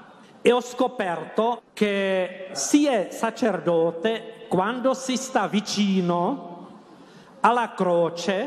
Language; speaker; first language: Italian; non-native, fluent; Czech